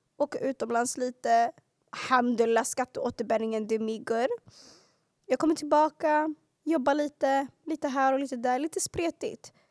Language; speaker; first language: Swedish; early bilingual, other home language; Arabic